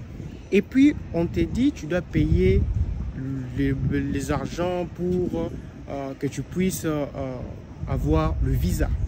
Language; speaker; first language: French; non-native, local second language; Lingala